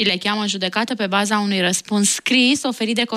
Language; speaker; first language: Romanian; native; Romanian